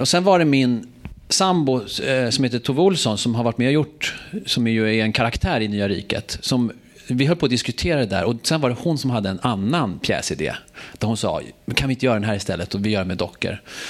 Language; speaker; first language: Swedish; native; Swedish